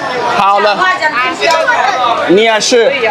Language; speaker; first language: Chinese; non-native, learner; English